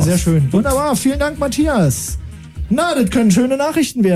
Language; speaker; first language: German; native; German